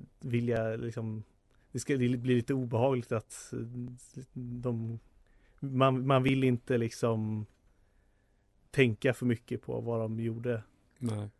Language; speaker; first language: Swedish; native; Swedish